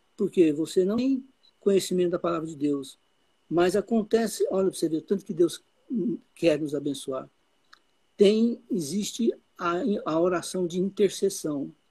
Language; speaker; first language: Portuguese; native; Portuguese